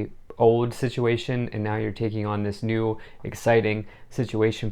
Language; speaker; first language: English; native; English